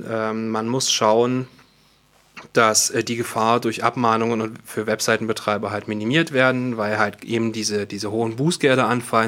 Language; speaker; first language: German; native; German